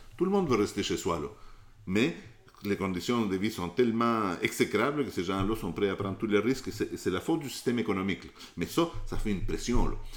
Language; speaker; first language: French; non-native, fluent; Spanish